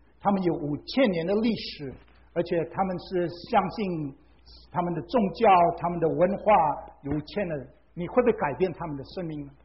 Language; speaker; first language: Chinese; non-native, fluent; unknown